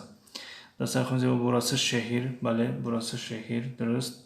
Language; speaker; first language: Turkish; non-native, fluent; Tajik